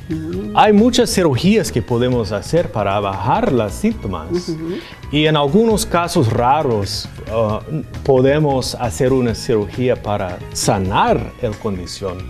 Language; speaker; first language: Spanish; non-native, fluent; English